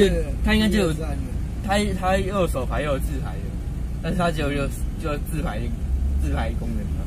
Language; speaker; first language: Chinese; native; Chinese